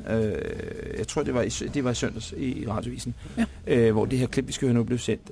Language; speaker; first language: Danish; native; Danish